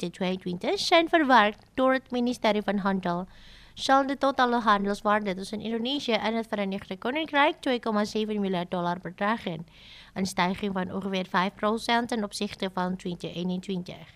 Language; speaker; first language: Dutch; non-native, fluent; Indonesian